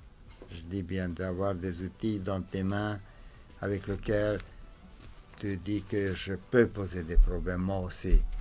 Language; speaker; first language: French; non-native, fluent; Romanian